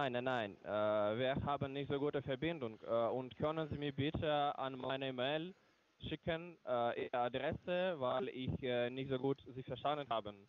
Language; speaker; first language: German; non-native, learner; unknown